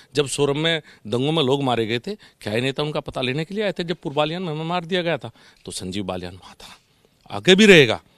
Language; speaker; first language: Hindi; native; Hindi